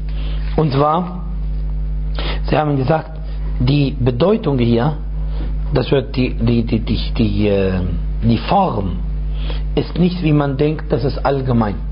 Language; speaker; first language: German; non-native, fluent; Arabic